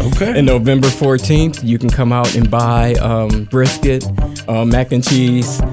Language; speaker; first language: English; native; English